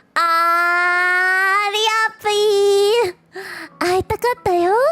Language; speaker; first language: Japanese; non-native, learner; Filipino